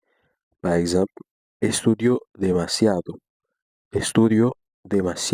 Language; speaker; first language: Spanish; non-native, learner; Haitian Creole